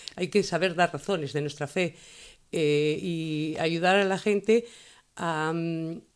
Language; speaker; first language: Spanish; native; Spanish